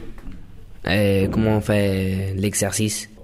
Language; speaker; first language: French; non-native, learner; English